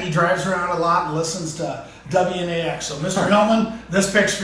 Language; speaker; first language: English; native; English